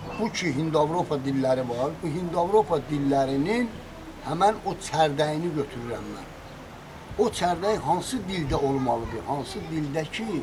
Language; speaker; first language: Azerbaijani; non-native, local second language; Talysh